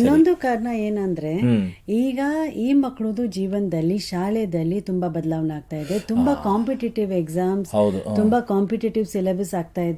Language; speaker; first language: Kannada; non-native, local second language; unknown